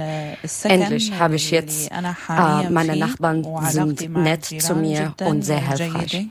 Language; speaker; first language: German; non-native, learner; Arabic